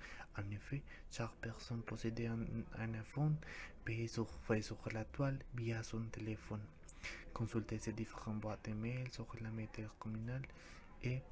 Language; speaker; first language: French; non-native, learner; Spanish